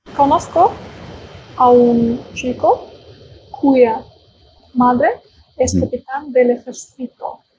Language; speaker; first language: Spanish; non-native, learner; Russian